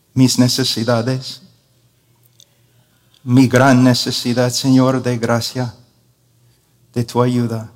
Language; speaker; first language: Spanish; non-native, fluent; English